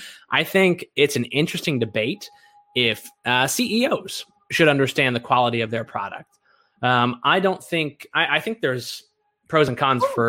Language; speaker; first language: English; native; English